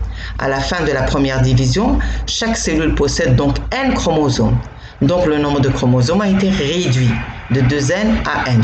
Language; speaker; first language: French; non-native, local second language; Arabic